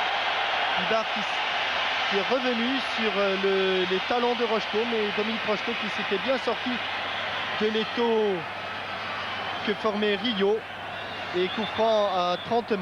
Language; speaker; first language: French; native; French